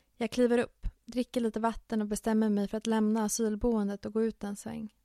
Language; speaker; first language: Swedish; early bilingual, other home language; Finnish